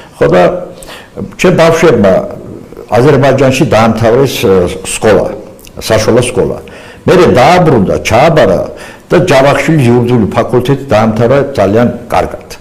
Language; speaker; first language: Georgian; non-native, local second language; Azerbaijani